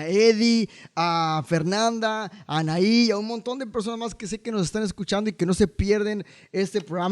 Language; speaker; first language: Spanish; native; Spanish